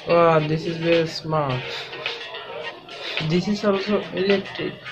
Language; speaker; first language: English; non-native, learner; Bangla